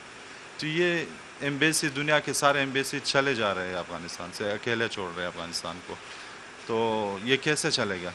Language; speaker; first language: Hindi; non-native, fluent; Persian